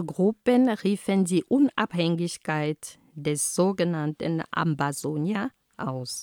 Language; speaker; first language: German; non-native, fluent; Ghomala